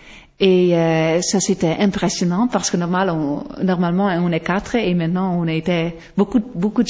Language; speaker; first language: French; non-native, fluent; Western Frisian